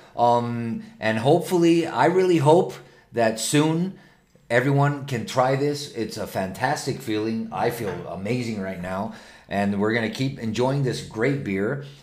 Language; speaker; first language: English; non-native, fluent; Spanish